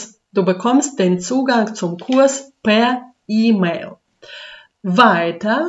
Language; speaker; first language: German; non-native, fluent; Russian